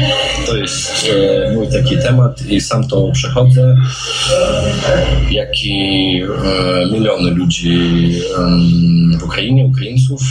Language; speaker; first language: Polish; non-native, fluent; Russian